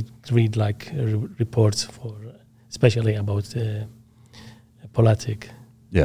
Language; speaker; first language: English; non-native, learner; Arabic